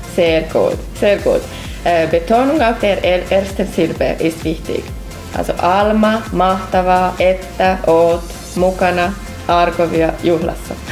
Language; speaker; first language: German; non-native, fluent; Finnish